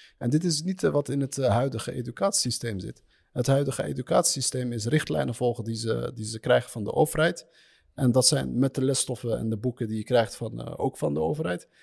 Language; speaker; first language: Dutch; early bilingual, other home language; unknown